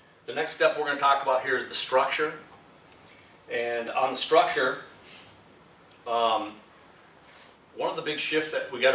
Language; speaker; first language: English; native; English